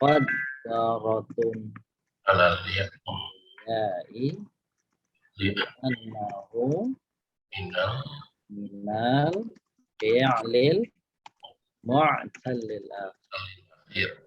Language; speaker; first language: Arabic; non-native, fluent; Indonesian